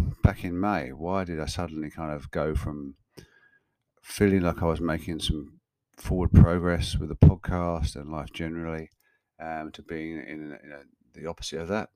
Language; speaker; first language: English; native; English